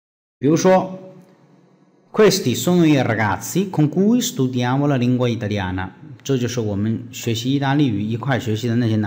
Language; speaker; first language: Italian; non-native, fluent; Chinese